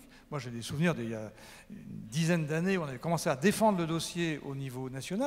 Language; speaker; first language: French; native; French